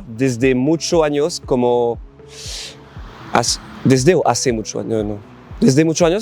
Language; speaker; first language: Spanish; non-native, learner; French